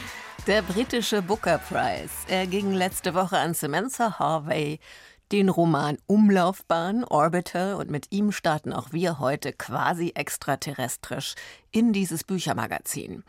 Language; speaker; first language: German; native; German